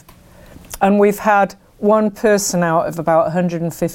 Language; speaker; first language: English; native; English